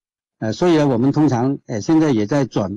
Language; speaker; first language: Chinese; non-native, local second language; Cantonese